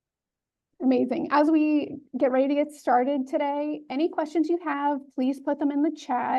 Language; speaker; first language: English; native; English